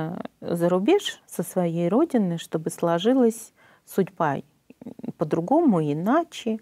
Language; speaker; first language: Russian; native; Russian